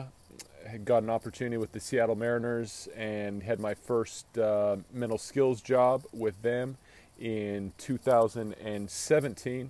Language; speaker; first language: English; native; English